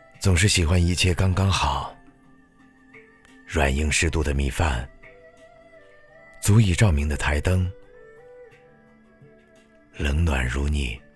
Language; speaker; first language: Chinese; native; Chinese